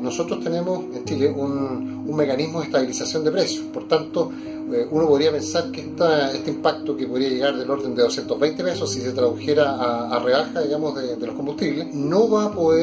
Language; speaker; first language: Spanish; native; Spanish